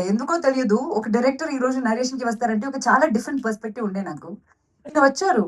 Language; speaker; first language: Telugu; non-native, fluent; Malayalam